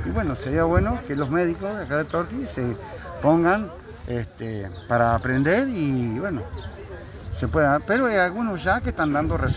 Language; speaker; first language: Spanish; native; Spanish